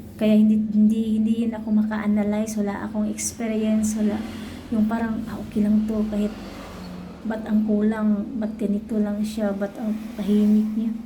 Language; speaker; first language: Filipino; native; Filipino